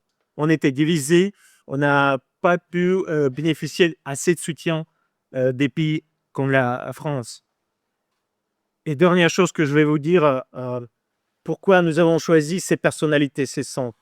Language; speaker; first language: French; non-native, fluent; Ukrainian